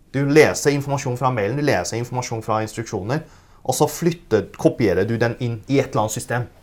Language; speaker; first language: Norwegian; early bilingual, other home language; Cantonese